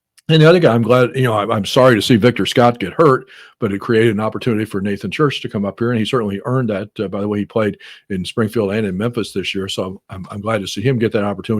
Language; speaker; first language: English; native; English